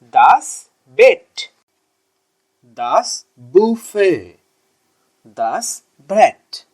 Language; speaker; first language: German; non-native, learner; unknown